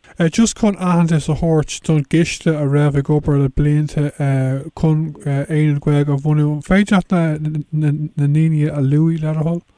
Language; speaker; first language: Irish; non-native, local second language; English